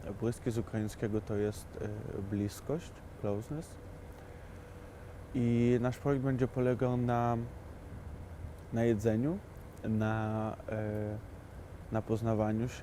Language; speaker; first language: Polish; non-native, fluent; Ukrainian